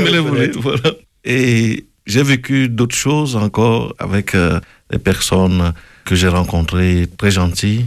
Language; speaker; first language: French; non-native, local second language; Ewe